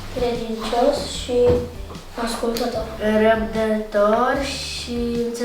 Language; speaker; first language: Romanian; early bilingual, other home language; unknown